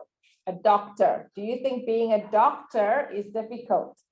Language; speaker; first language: English; non-native, fluent; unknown